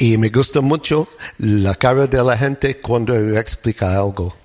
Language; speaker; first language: Spanish; non-native, learner; English